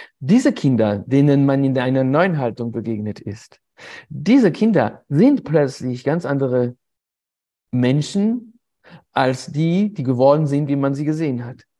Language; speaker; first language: German; non-native, fluent; French